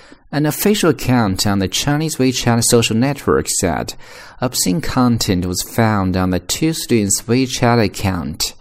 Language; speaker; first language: English; non-native, fluent; Chinese